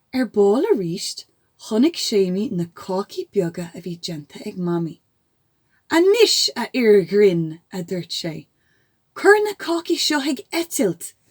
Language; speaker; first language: Irish; native; Irish